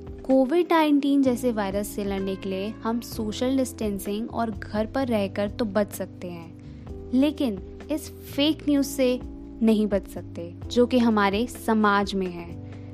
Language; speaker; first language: Hindi; native; Hindi